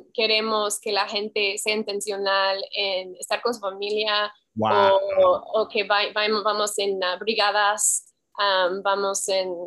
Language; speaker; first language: Spanish; non-native, fluent; English